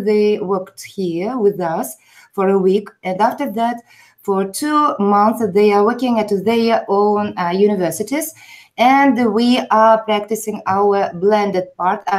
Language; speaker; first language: English; non-native, fluent; Uzbek